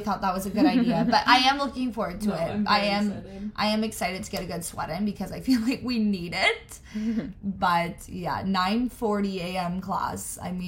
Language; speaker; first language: English; native; English